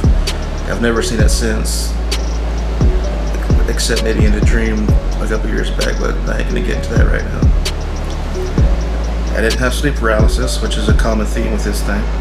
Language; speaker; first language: English; native; English